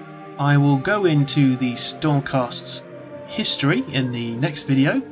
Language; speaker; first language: English; native; English